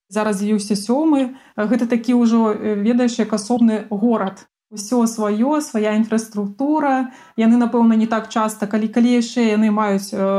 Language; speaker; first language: Belarusian; non-native, local second language; Russian